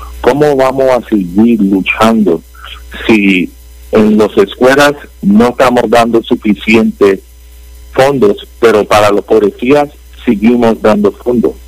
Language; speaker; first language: Spanish; early bilingual, heritage; Spanish